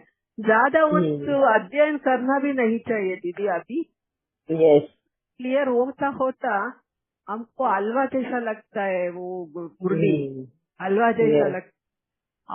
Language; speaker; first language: Hindi; non-native, local second language; Kannada